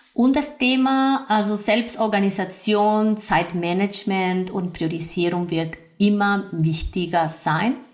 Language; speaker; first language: German; non-native, fluent; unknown